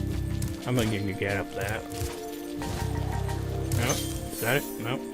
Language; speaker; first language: English; native; English